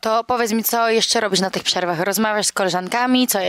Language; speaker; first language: Polish; native; Polish